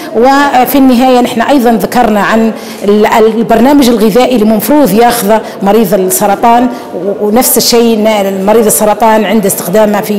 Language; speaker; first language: Arabic; native; Arabic